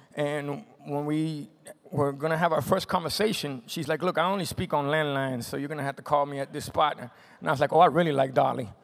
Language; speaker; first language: English; native; English